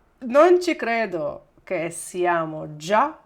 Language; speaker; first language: Italian; non-native, fluent; Ukrainian